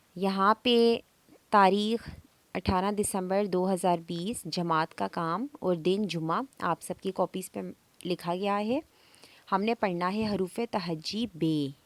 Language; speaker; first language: Urdu; native; Urdu